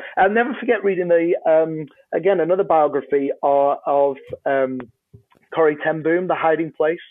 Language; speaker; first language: English; native; English